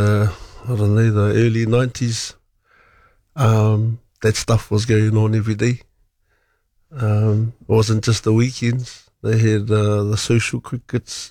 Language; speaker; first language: English; native; English